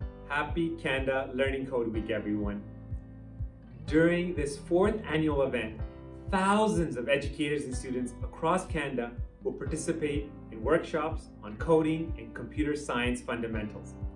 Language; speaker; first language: English; native; English